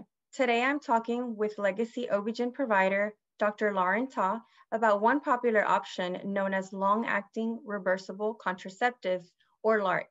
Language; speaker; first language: English; native; English